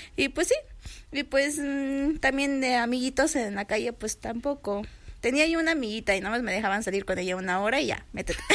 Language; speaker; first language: Spanish; early bilingual, heritage; Spanish